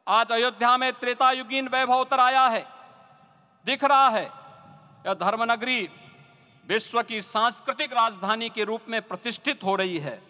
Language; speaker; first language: Hindi; native; Hindi